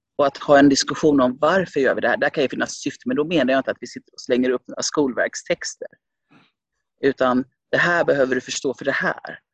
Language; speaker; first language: Swedish; early bilingual, other home language; Finnish